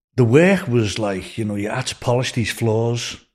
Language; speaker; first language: English; native; English